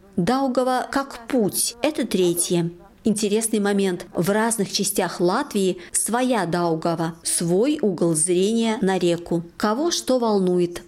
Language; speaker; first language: Russian; non-native, local second language; Latvian